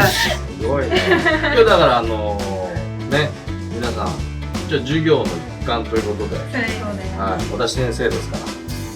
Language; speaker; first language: Japanese; native; Japanese